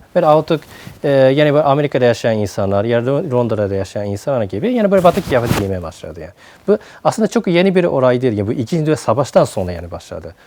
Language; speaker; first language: Turkish; non-native, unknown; Japanese